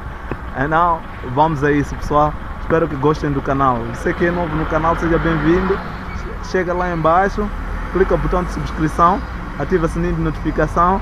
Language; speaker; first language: Portuguese; non-native, local second language; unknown